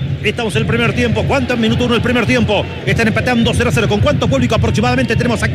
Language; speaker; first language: Spanish; native; Spanish